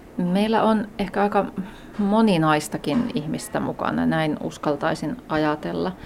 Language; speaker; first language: Finnish; native; Finnish